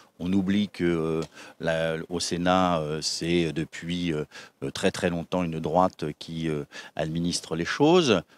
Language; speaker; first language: French; native; French